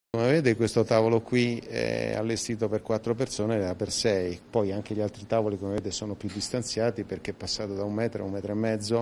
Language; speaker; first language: Italian; native; Italian